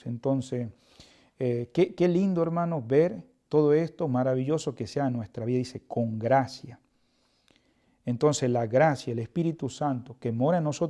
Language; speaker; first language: Spanish; native; Spanish